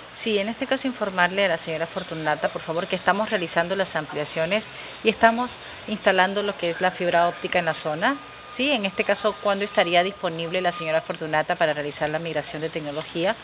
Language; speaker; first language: Spanish; native; Spanish